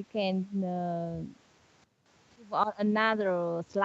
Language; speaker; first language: English; non-native, learner; Vietnamese